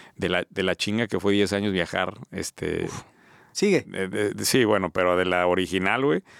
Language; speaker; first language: Spanish; native; Spanish